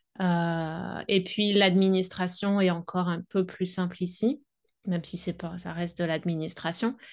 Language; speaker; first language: French; native; French